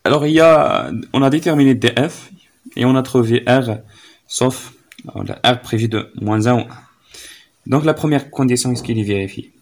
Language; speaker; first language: French; non-native, local second language; Arabic